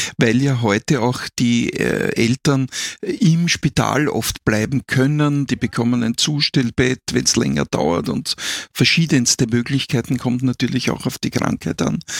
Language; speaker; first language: German; native; German